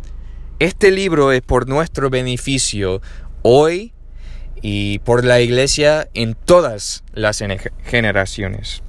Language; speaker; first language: Spanish; non-native, learner; English